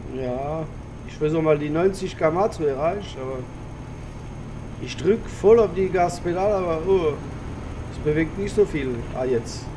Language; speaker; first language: German; non-native, learner; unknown